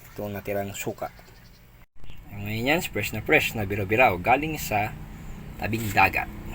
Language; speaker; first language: Filipino; non-native, local second language; Cebuano